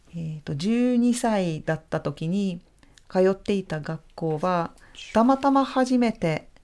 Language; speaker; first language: Japanese; non-native, fluent; Hungarian